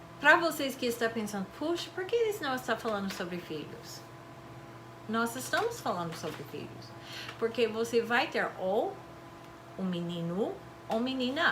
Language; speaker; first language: Portuguese; non-native, fluent; English